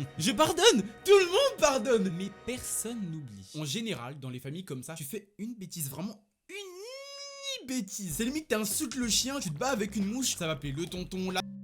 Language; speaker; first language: French; early bilingual, other home language; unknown